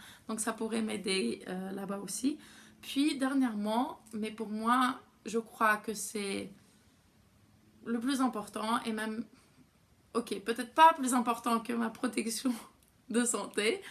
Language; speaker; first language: French; non-native, fluent; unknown